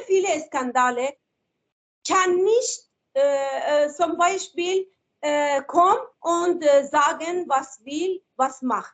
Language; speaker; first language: German; non-native, learner; Persian